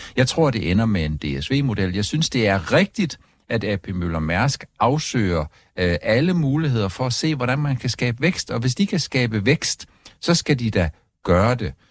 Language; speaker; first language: Danish; native; Danish